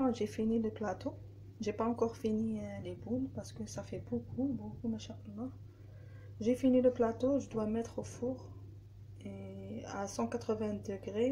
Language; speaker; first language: French; non-native, learner; Arabic